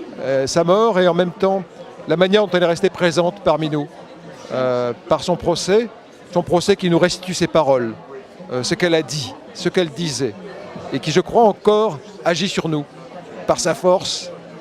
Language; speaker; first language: French; native; French